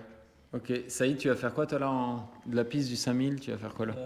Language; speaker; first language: French; native; French